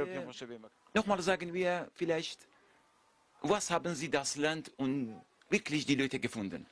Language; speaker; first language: German; non-native, learner; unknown